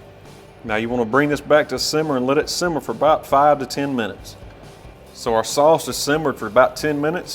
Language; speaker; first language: English; native; English